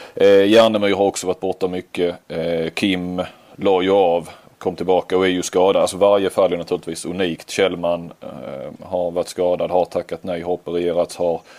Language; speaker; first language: Swedish; native; Swedish